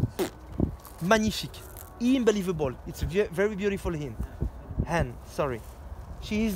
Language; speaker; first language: English; non-native, learner; French